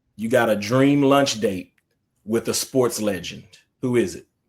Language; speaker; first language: English; native; English